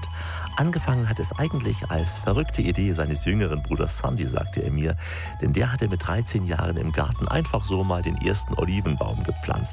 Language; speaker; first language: German; native; German